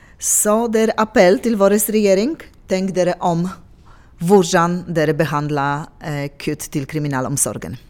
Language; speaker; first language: Norwegian; non-native, fluent; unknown